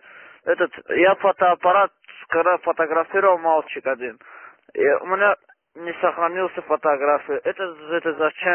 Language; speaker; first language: Russian; non-native, local second language; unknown